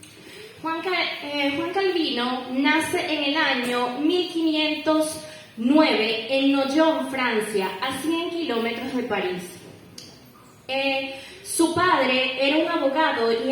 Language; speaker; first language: Spanish; native; Spanish